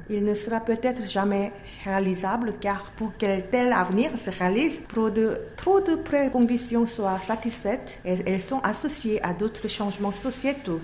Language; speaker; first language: French; non-native, fluent; Korean